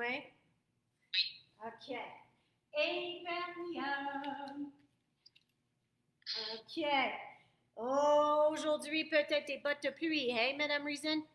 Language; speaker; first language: French; non-native, fluent; English